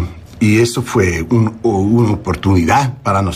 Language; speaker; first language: Spanish; non-native, learner; English